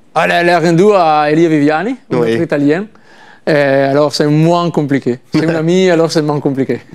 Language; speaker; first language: French; non-native, learner; Italian